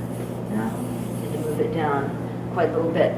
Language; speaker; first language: English; native; English